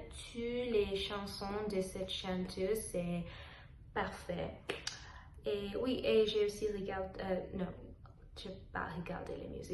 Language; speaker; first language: French; non-native, learner; Telugu